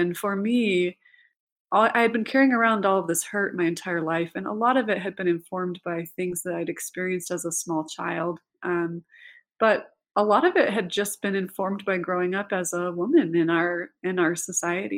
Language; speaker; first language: English; native; English